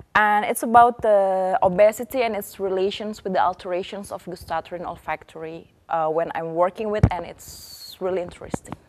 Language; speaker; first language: English; non-native, fluent; Indonesian